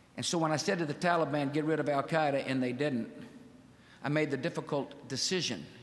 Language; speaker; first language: English; native; English